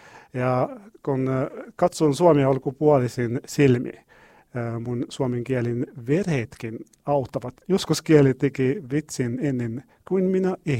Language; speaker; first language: Finnish; non-native, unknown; Arabic